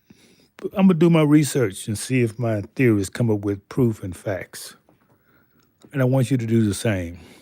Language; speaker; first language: English; native; English